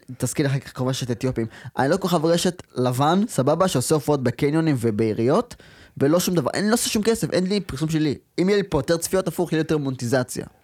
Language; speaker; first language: Hebrew; native; Hebrew